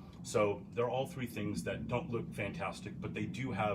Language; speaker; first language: English; native; English